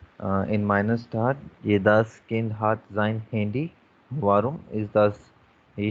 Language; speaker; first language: German; non-native, learner; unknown